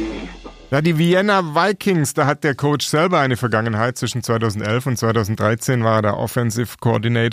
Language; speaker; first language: German; native; German